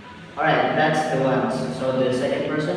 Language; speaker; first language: English; non-native, learner; Indonesian